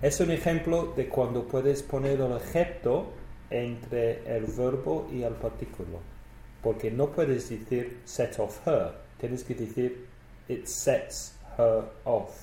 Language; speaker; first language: Spanish; non-native, learner; English